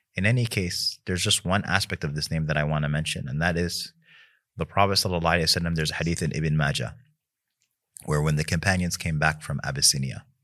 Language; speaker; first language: English; native; English